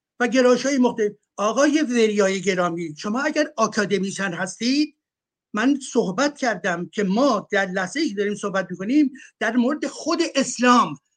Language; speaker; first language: Persian; native; Persian